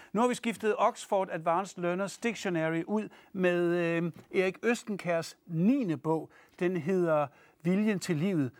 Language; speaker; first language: Danish; native; Danish